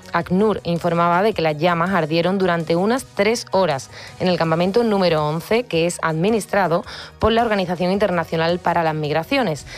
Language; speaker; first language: Spanish; native; Spanish